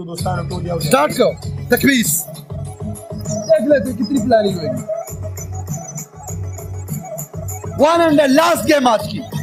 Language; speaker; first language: Hindi; non-native, local second language; Pashto